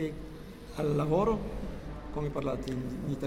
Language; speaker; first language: Italian; non-native, fluent; French